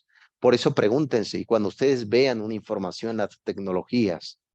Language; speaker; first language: Spanish; native; Spanish